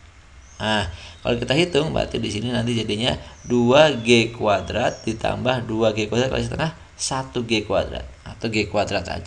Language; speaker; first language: Indonesian; native; Indonesian